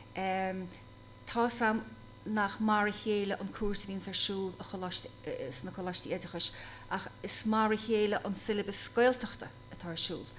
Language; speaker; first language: Irish; native; Irish